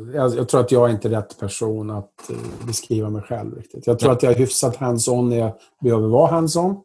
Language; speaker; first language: Swedish; native; Swedish